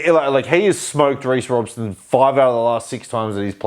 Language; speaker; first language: English; native; English